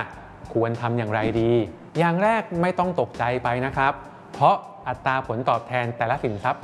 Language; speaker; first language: Thai; native; Thai